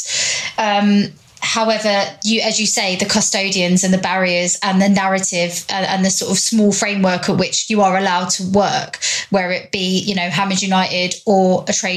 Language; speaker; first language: English; native; English